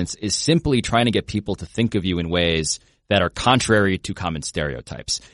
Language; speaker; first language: English; native; English